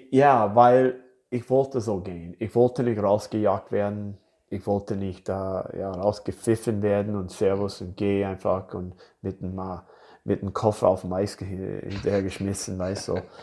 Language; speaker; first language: German; non-native, fluent; English